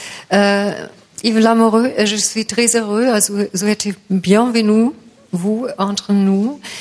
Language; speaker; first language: French; non-native, learner; German